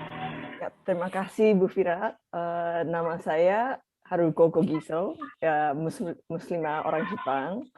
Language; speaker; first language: Indonesian; non-native, fluent; Japanese